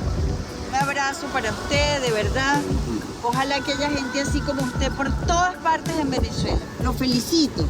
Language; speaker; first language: Spanish; native; Spanish